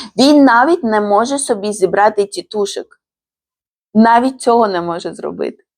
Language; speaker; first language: Ukrainian; non-native, fluent; Georgian